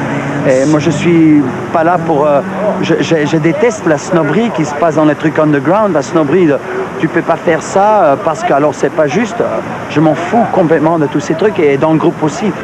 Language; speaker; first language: French; non-native, local second language; Dutch